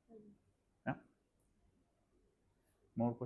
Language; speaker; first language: English; non-native, learner; Spanish